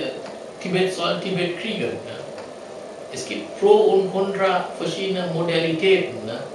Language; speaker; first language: German; non-native, learner; Sinhala